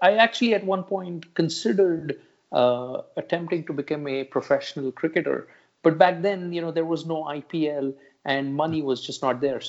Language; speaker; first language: English; non-native, local second language; Marathi